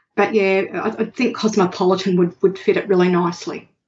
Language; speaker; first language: English; native; English